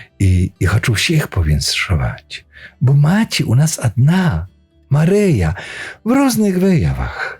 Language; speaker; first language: Polish; non-native, learner; Belarusian